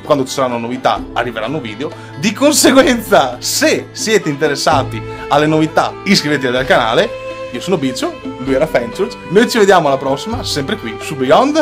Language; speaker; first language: Italian; native; Italian